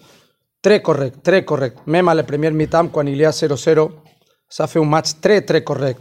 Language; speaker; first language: French; non-native, fluent; Spanish